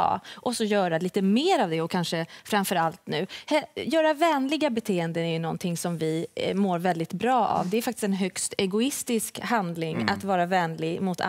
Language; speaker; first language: Swedish; native; Swedish